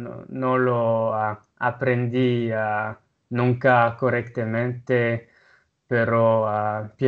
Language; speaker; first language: Spanish; non-native, learner; Italian